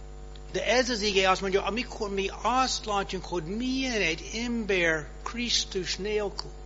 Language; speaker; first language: Hungarian; non-native, fluent; English